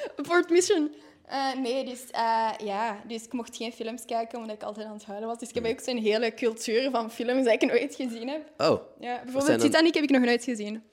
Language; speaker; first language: Dutch; non-native, local second language; French